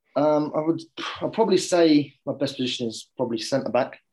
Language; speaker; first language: English; native; English